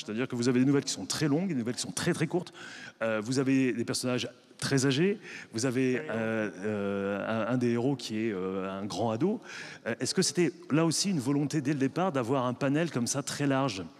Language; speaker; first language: French; native; French